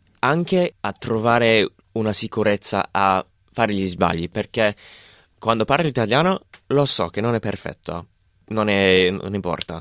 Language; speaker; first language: Italian; non-native, fluent; English